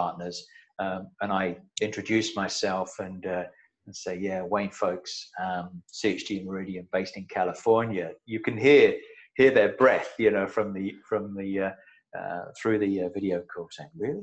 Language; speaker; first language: English; native; English